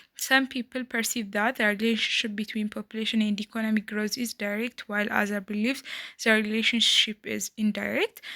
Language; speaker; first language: English; non-native, local second language; Amharic